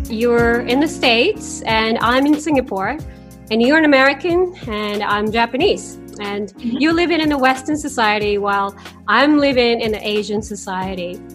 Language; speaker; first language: English; non-native, fluent; Japanese